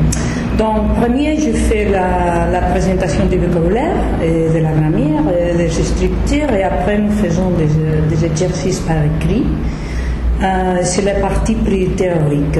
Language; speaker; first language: French; non-native, learner; Spanish